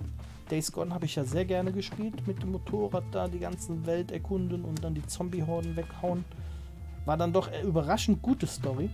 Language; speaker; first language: German; native; German